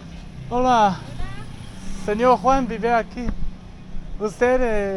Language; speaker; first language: Spanish; non-native, learner; Chinese